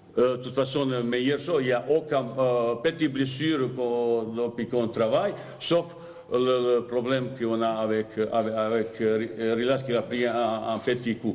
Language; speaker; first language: French; non-native, fluent; Bosnian